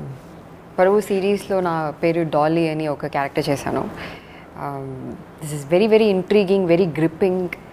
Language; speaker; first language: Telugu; non-native, learner; Tamil